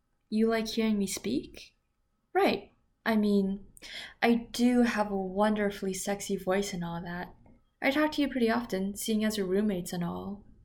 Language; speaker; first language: English; early bilingual, other home language; Korean